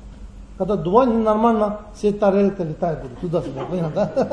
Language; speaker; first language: Russian; non-native, learner; Tibetan